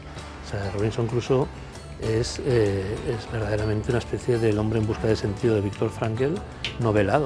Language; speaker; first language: Spanish; native; Spanish